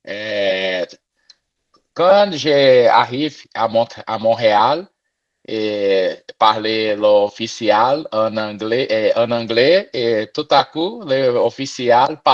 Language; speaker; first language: French; non-native, learner; Portuguese